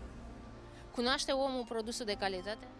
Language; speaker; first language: Romanian; native; Romanian